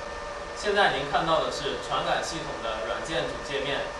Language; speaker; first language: Chinese; native; Chinese